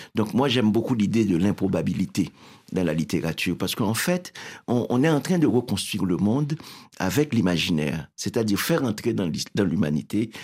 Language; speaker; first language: French; non-native, local second language; Haitian Creole